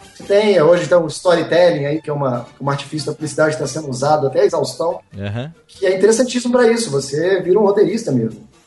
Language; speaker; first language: Portuguese; native; Portuguese